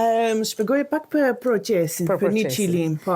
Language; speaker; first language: Albanian; non-native, learner; English